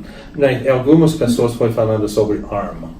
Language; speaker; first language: Portuguese; non-native, learner; English